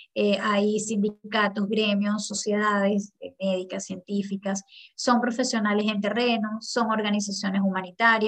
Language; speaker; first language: Spanish; native; Spanish